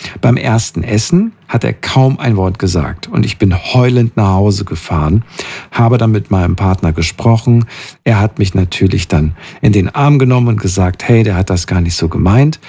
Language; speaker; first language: German; native; German